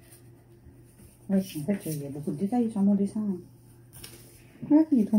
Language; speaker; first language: French; native; French